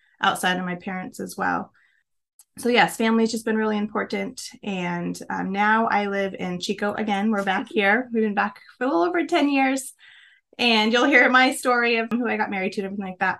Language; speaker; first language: English; native; English